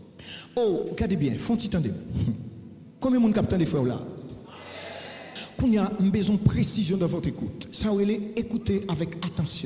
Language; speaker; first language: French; non-native, local second language; Haitian Creole